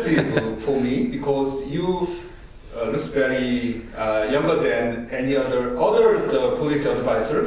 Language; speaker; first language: English; non-native, learner; Korean